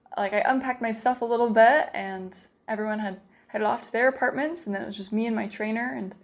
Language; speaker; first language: English; native; English